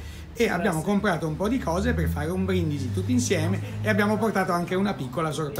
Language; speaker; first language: Italian; native; Italian